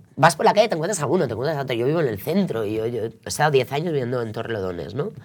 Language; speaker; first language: Spanish; non-native, local second language; Catalan